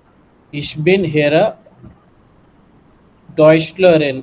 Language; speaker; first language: German; non-native, learner; Tamil